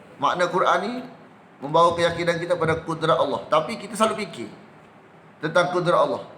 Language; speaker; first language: Malay; native; Malay